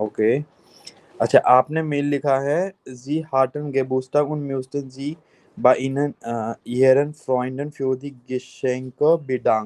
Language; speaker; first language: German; non-native, fluent; Hindi